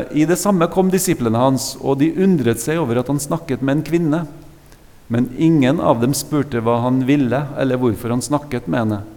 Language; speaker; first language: Norwegian; native; Norwegian